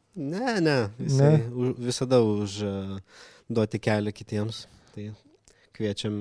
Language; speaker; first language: Lithuanian; non-native, local second language; Russian